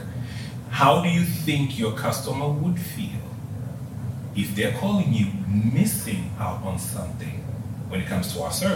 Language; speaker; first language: English; non-native, local second language; Swahili